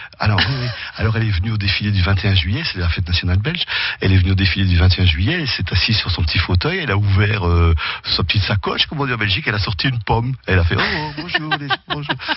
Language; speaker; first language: French; native; French